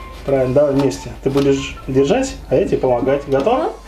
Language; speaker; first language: Russian; native; Russian